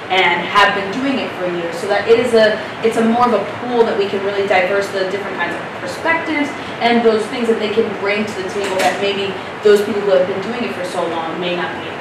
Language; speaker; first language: English; native; English